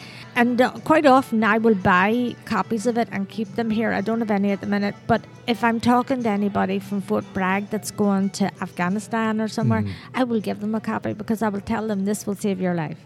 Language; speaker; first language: English; native; English